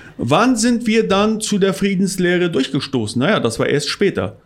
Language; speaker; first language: German; non-native, local second language; Plautdietsch